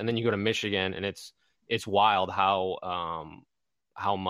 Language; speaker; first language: English; native; English